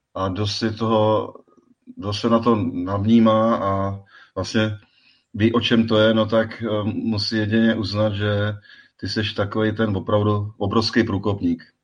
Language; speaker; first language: Czech; native; Czech